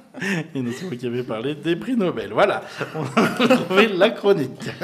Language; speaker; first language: French; native; French